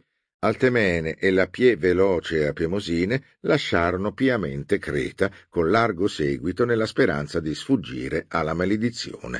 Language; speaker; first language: Italian; native; Italian